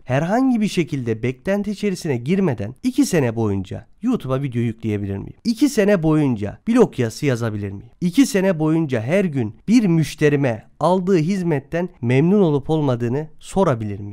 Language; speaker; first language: Turkish; native; Turkish